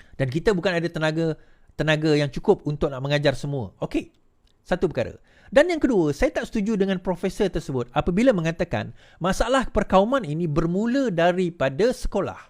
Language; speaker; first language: Malay; native; Malay